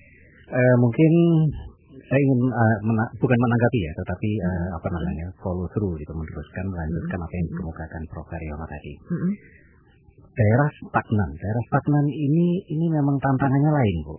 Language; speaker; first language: Indonesian; native; Indonesian